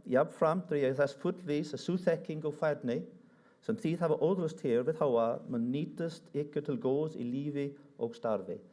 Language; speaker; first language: Icelandic; non-native, fluent; English